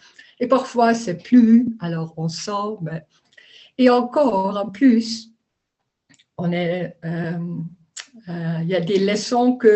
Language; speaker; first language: French; non-native, learner; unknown